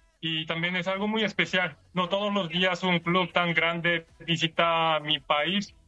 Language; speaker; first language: Spanish; non-native, fluent; Korean